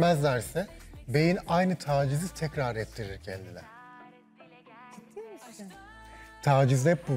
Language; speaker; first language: Turkish; native; Turkish